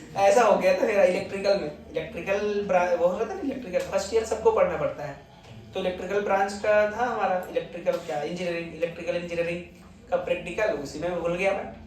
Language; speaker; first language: Hindi; native; Hindi